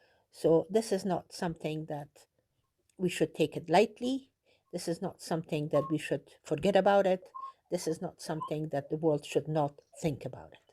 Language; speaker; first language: English; non-native, fluent; Persian